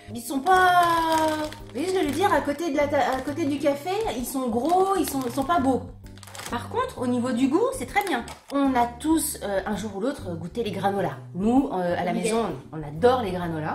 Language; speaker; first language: French; native; French